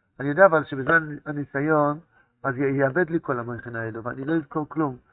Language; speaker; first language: Hebrew; non-native, fluent; Yiddish